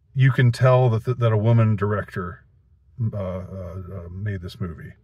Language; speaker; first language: English; native; English